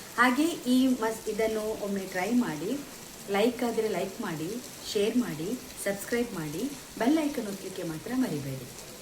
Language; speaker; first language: Kannada; non-native, local second language; Tulu